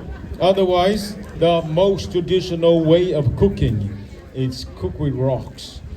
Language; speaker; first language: English; non-native, local second language; Samoan